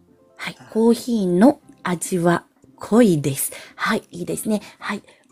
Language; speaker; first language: Japanese; non-native, fluent; Filipino